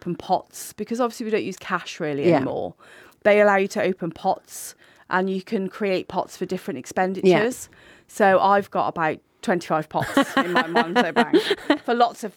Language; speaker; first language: English; native; English